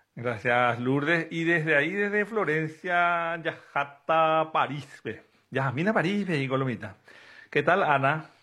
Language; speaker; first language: Spanish; native; Spanish